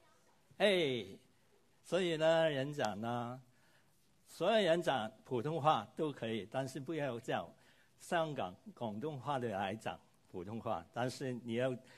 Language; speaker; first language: Chinese; non-native, local second language; Cantonese